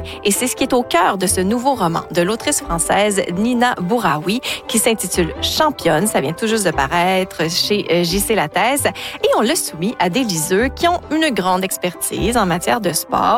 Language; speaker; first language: French; native; French